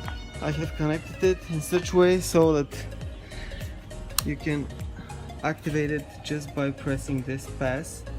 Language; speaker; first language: English; non-native, fluent; Bulgarian